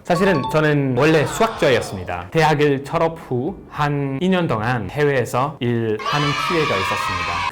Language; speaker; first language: Korean; non-native, fluent; English